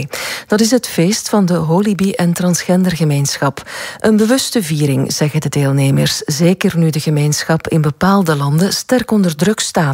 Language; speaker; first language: Dutch; native; Dutch